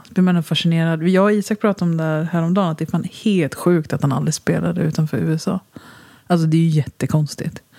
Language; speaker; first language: Swedish; native; Swedish